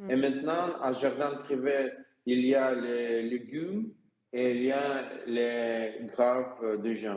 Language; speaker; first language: French; non-native, learner; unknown